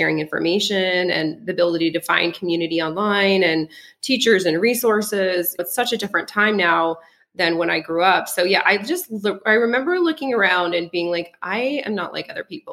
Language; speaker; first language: English; early bilingual, other home language; French